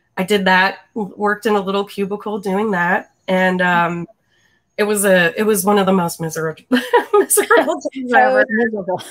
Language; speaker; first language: English; native; English